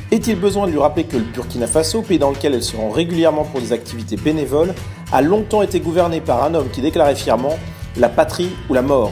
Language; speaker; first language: French; native; French